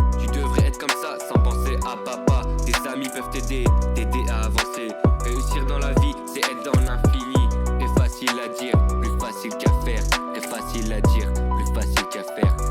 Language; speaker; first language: French; native; French